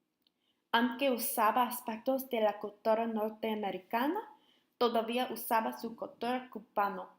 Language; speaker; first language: Spanish; non-native, learner; English